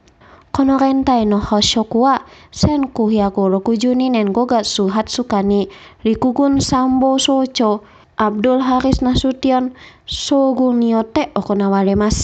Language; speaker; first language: Japanese; non-native, fluent; Indonesian